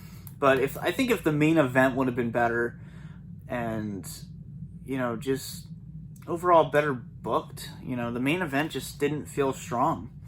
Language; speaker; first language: English; native; English